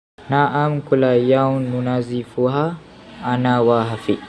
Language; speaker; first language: Arabic; non-native, learner; Malay